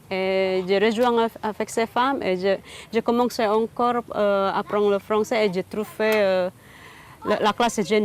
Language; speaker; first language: French; non-native, learner; Indonesian